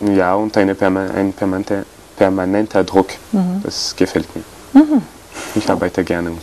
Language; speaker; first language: German; non-native, fluent; French